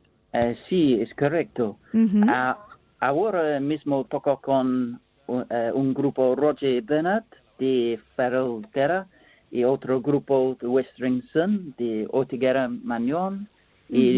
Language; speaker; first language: Spanish; non-native, learner; English